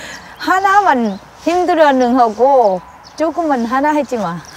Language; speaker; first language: Korean; non-native, learner; Vietnamese